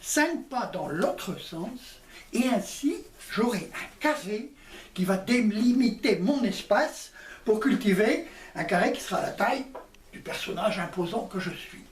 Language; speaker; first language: French; native; French